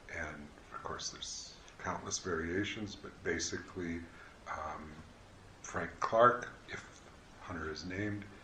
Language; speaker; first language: English; native; English